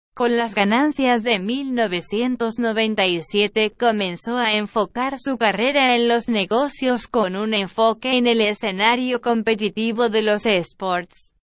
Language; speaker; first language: Spanish; non-native, learner; Portuguese